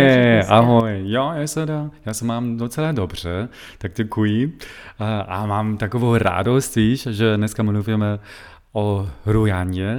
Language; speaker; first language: Czech; non-native, fluent; German